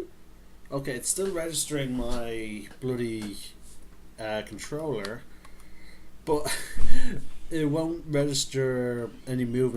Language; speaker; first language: English; native; English